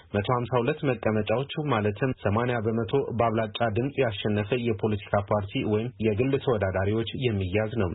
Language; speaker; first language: Amharic; non-native, local second language; Tigrinya